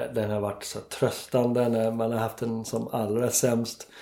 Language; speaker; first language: Swedish; non-native, fluent; English